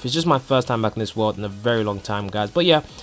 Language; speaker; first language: English; native; English